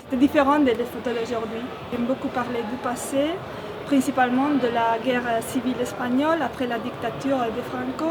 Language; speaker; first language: French; non-native, fluent; Spanish